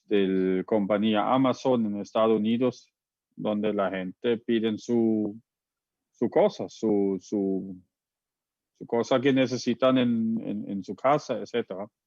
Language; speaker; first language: Spanish; non-native, fluent; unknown